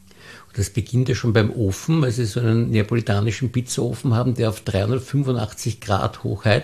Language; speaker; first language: German; native; German